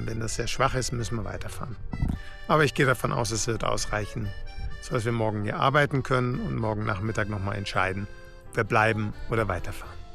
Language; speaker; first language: German; native; German